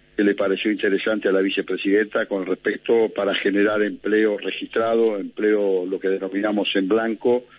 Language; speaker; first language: Spanish; native; Spanish